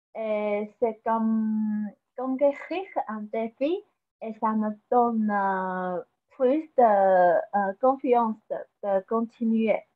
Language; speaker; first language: French; non-native, learner; Chinese